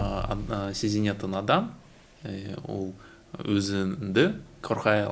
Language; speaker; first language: Kazakh; non-native, learner; Russian